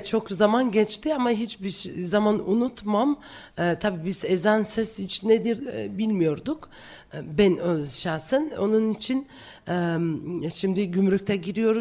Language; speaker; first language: Turkish; non-native, fluent; Georgian